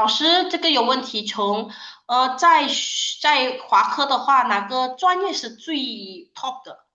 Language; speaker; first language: Chinese; non-native, fluent; Indonesian